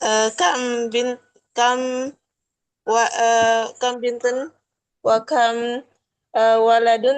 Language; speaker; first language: Arabic; non-native, learner; Indonesian